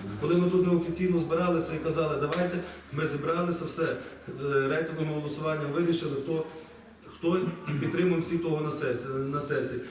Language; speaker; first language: Ukrainian; native; Ukrainian